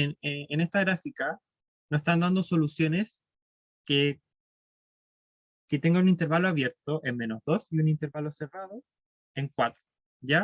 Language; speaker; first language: Spanish; native; Spanish